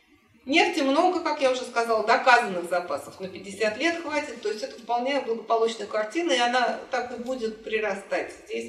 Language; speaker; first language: Russian; native; Russian